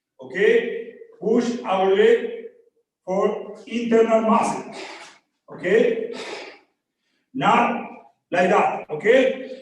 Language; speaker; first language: English; non-native, learner; Spanish